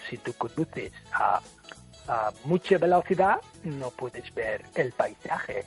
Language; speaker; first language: Spanish; non-native, fluent; English